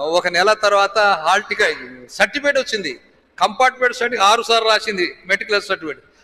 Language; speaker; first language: Telugu; non-native, local second language; Lambadi